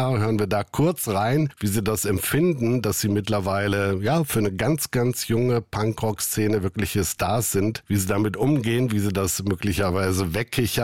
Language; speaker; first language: German; native; German